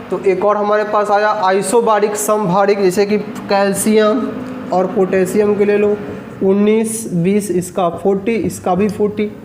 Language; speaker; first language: Hindi; native; Hindi